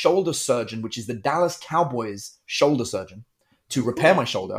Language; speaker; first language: English; native; English